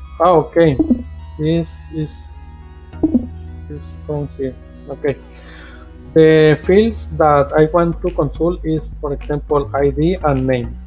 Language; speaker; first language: English; non-native, fluent; Spanish